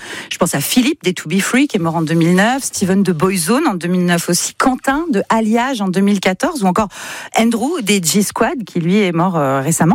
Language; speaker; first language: French; native; French